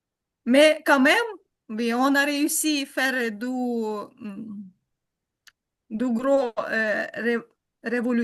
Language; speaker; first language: French; non-native, learner; Ukrainian